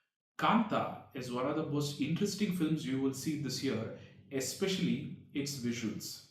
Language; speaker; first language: English; non-native, local second language; Tamil